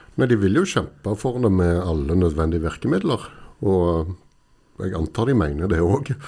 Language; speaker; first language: Norwegian; native; Norwegian